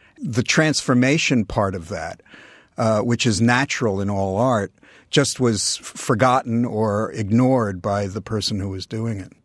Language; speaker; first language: English; native; English